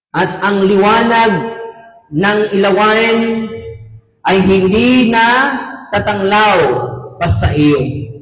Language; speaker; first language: Filipino; non-native, local second language; Cebuano